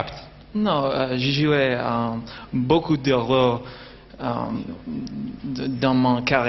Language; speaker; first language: French; non-native, learner; English